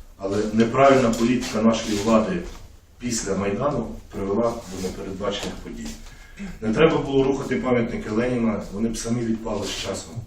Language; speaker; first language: Ukrainian; native; Ukrainian